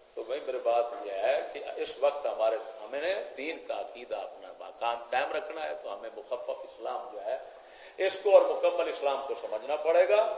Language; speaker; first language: Urdu; non-native, local second language; Punjabi